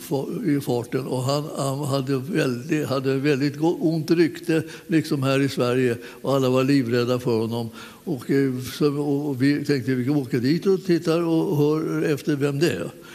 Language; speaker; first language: Swedish; native; Swedish